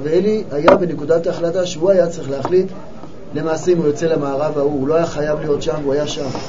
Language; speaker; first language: Hebrew; native; Hebrew